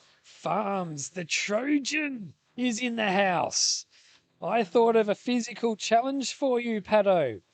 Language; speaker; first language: English; native; English